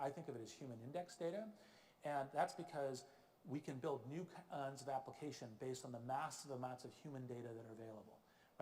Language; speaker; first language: English; native; English